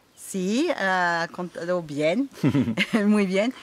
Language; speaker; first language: Spanish; non-native, learner; French